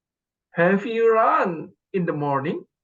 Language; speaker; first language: English; non-native, learner; Indonesian